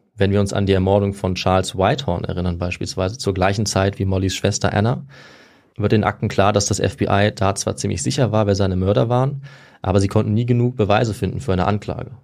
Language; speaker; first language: German; native; German